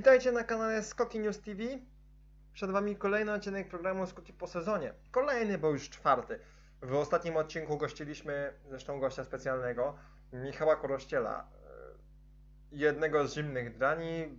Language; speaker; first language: Polish; native; Polish